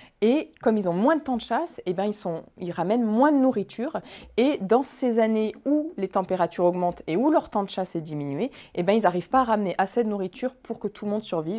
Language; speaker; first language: French; native; French